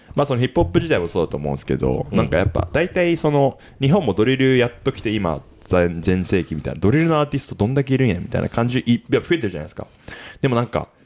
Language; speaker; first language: Japanese; native; Japanese